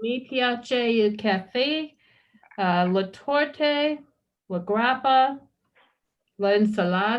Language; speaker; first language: Italian; non-native, learner; English